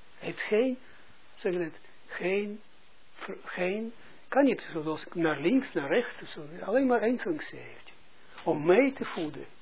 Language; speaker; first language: Dutch; non-native, fluent; Russian